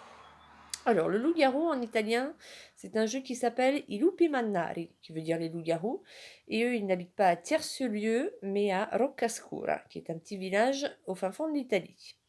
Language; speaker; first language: French; native; French